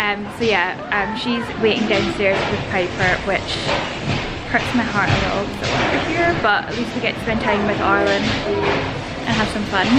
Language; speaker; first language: English; native; English